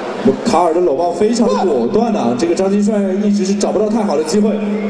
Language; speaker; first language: Chinese; native; Chinese